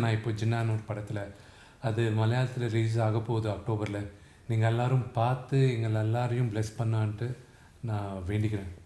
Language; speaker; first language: Tamil; non-native, local second language; Telugu